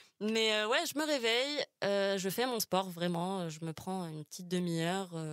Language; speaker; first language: French; non-native, local second language; Arabic